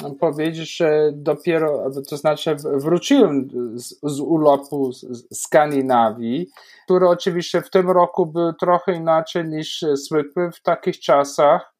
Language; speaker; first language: Polish; non-native, fluent; German